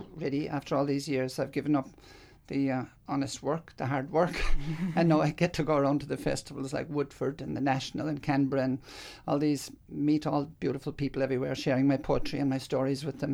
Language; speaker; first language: English; native; English